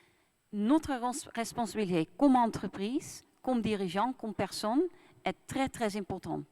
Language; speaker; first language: French; non-native, fluent; Dutch